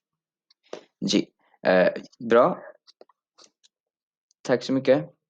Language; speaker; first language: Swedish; non-native, fluent; Urdu